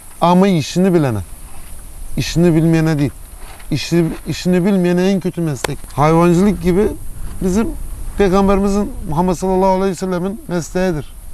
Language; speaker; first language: Turkish; early bilingual, heritage; Turkish